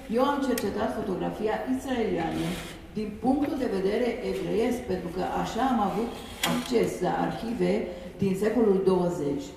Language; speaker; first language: Romanian; early bilingual, heritage; Romanian